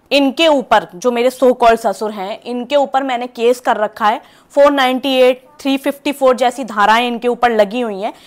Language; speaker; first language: Hindi; native; Hindi